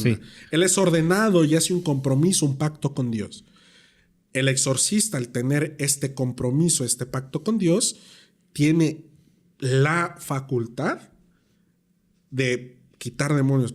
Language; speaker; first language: Spanish; native; Spanish